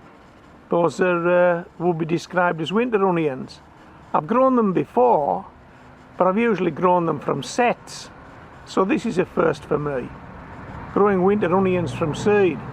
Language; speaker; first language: English; native; English